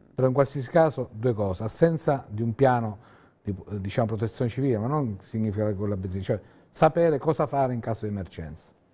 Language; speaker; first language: Italian; native; Italian